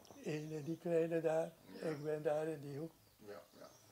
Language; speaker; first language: Dutch; non-native, local second language; Sranan Tongo